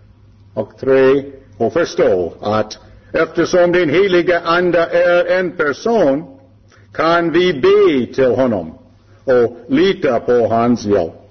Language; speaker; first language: Swedish; non-native, learner; English